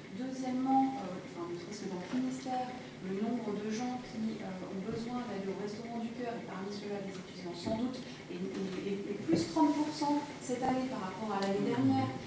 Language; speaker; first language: French; native; French